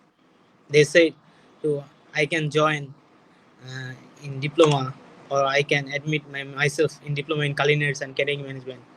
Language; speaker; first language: English; non-native, learner; Bangla